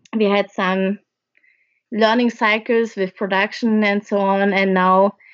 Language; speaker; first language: English; early bilingual, other home language; Hungarian